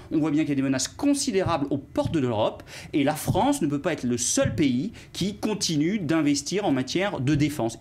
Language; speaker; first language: French; native; French